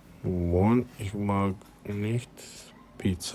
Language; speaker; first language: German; non-native, fluent; Romanian